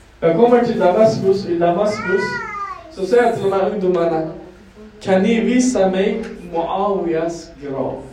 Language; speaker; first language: Swedish; non-native, fluent; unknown